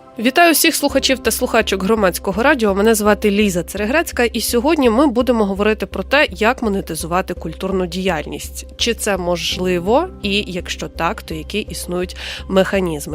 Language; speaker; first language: Ukrainian; native; Ukrainian